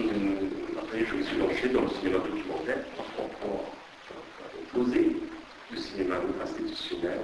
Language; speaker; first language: French; non-native, fluent; Persian